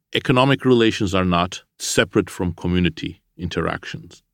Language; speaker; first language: English; non-native, fluent; Armenian